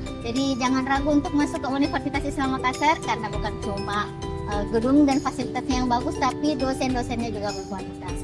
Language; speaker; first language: Indonesian; native; Indonesian